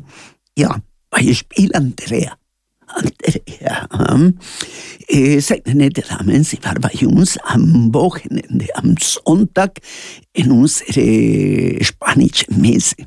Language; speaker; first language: German; non-native, learner; Spanish